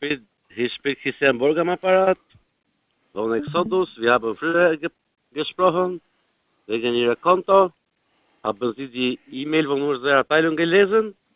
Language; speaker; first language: German; non-native, fluent; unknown